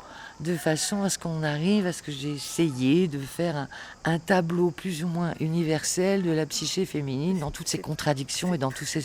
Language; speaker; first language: French; native; French